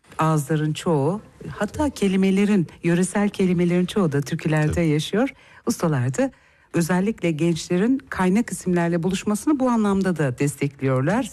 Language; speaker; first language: Turkish; native; Turkish